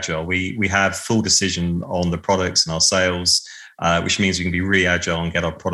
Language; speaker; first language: English; native; English